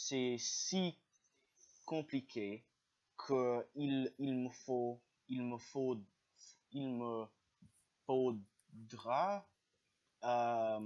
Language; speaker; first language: French; non-native, learner; English